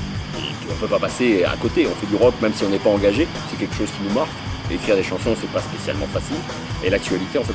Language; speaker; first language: French; native; French